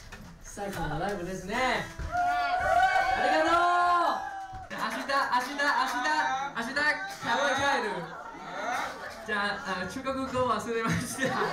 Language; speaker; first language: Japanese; non-native, learner; Chinese